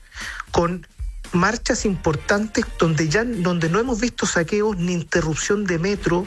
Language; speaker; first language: Spanish; native; Spanish